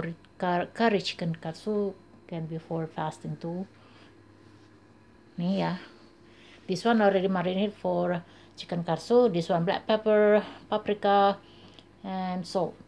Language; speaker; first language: English; non-native, learner; Indonesian